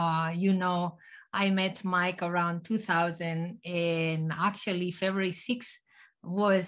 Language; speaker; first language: English; non-native, fluent; Spanish